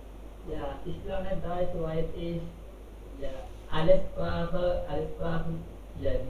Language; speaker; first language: German; non-native, learner; Hindi